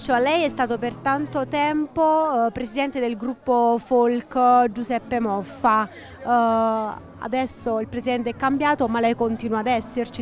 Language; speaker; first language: Italian; native; Italian